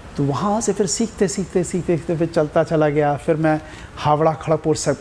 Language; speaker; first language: Hindi; native; Hindi